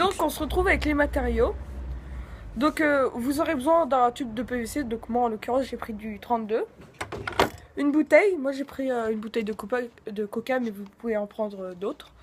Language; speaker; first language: French; native; French